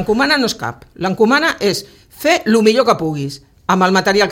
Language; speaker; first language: Catalan; native; Catalan